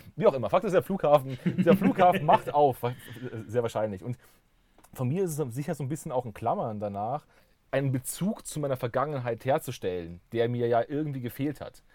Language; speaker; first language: German; native; German